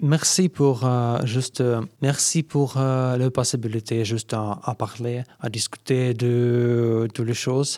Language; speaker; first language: French; non-native, learner; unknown